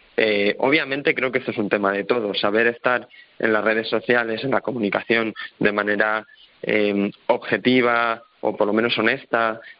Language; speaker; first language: Spanish; native; Spanish